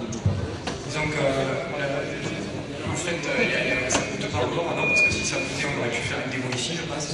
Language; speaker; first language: French; native; French